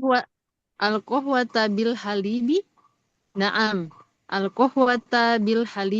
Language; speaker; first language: Arabic; non-native, learner; Indonesian